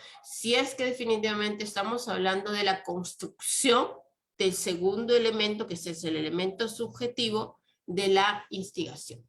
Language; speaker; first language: Spanish; native; Spanish